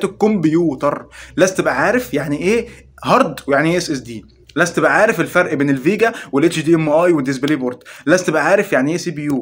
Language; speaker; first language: Arabic; native; Arabic